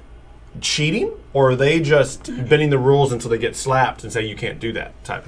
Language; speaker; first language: English; native; English